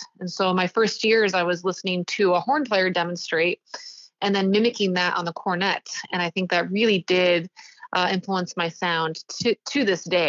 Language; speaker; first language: English; native; English